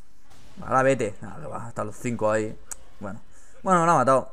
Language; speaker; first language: Spanish; native; Spanish